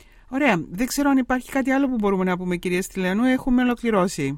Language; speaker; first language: Greek; native; Greek